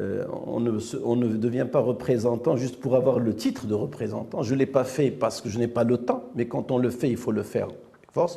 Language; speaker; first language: French; non-native, local second language; Arabic